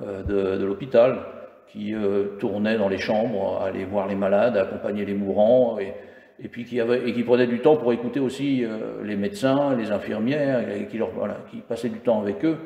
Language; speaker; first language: French; native; French